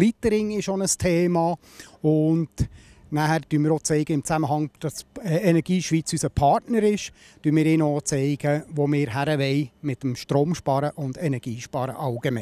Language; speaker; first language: German; native; German